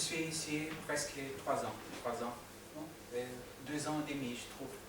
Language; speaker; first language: French; non-native, fluent; Portuguese